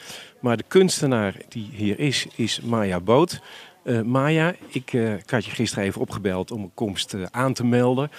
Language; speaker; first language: Dutch; native; Dutch